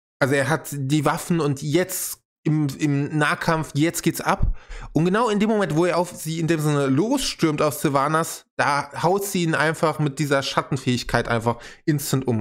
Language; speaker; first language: German; native; German